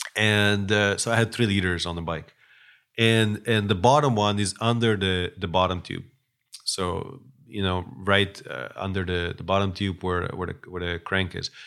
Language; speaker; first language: English; non-native, fluent; Russian